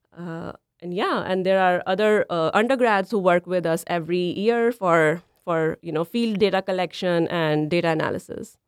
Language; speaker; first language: English; non-native, local second language; Punjabi